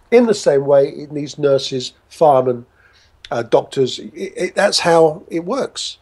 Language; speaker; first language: English; native; English